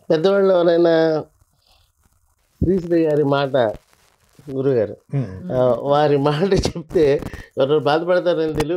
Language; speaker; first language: Telugu; native; Telugu